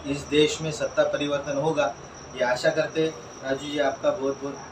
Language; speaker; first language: Hindi; non-native, local second language; Marathi